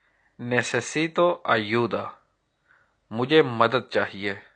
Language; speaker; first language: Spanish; non-native, fluent; Urdu